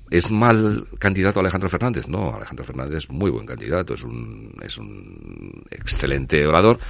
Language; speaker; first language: Spanish; non-native, local second language; Catalan